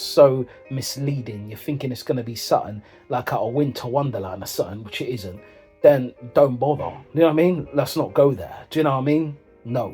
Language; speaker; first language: English; native; English